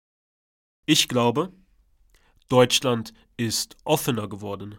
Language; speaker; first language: German; early bilingual, other home language; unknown